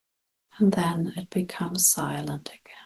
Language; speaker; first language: English; non-native, fluent; German